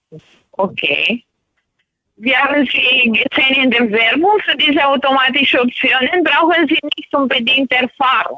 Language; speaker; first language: German; non-native, learner; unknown